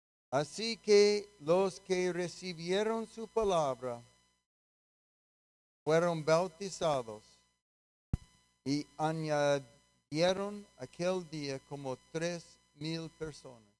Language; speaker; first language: Spanish; non-native, fluent; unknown